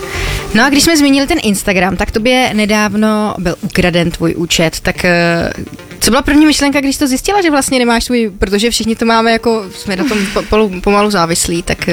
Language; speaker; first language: Czech; native; Czech